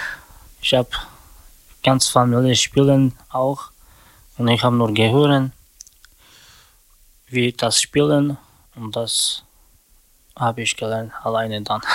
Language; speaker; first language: German; non-native, learner; Romany